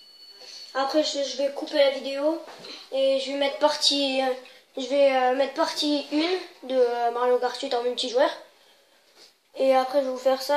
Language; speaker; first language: French; native; French